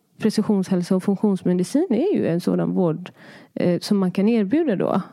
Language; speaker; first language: Swedish; early bilingual, other home language; Persian